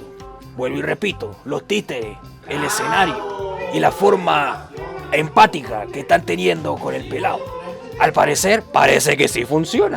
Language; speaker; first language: Spanish; native; Spanish